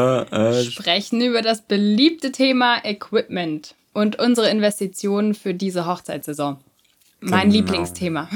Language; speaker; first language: German; native; German